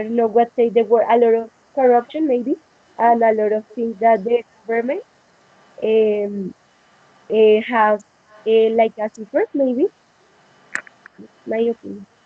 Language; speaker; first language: English; non-native, learner; Spanish